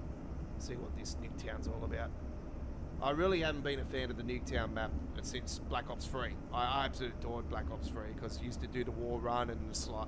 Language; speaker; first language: English; native; English